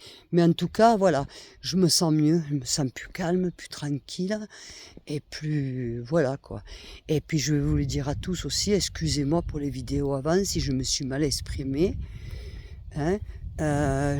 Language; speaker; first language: French; native; French